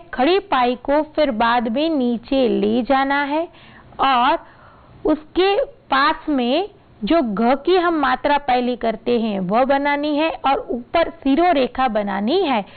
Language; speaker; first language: Hindi; non-native, local second language; Gujarati